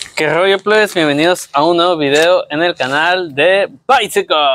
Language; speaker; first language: Spanish; native; Spanish